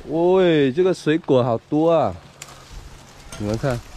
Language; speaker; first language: Chinese; non-native, learner; Vietnamese